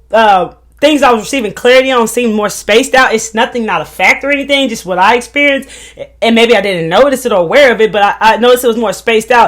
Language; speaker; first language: English; native; English